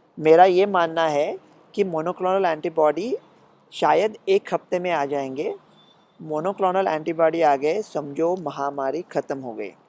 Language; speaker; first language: Hindi; non-native, local second language; Marathi